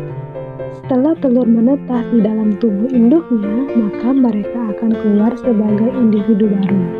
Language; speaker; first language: Indonesian; native; Indonesian